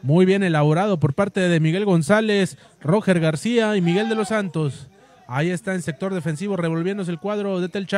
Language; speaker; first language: Spanish; native; Spanish